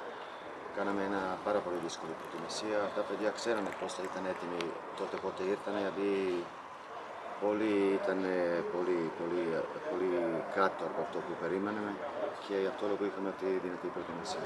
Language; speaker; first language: Greek; non-native, fluent; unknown